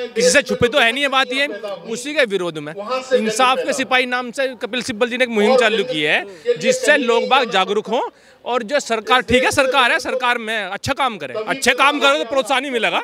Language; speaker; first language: Hindi; native; Hindi